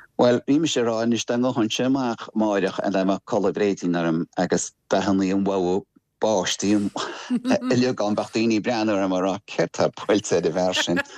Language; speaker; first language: Irish; non-native, local second language; English